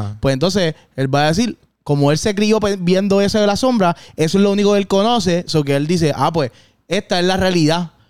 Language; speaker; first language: Spanish; native; Spanish